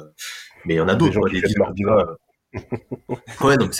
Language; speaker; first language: French; native; French